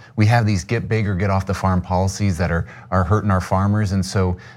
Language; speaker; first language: English; native; English